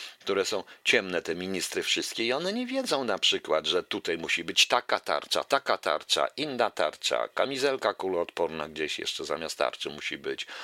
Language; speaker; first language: Polish; native; Polish